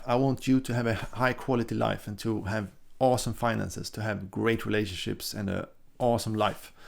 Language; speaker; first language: English; non-native, fluent; Swedish